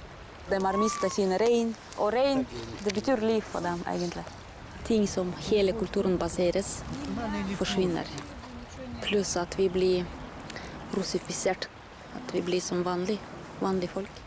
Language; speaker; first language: Norwegian; non-native, fluent; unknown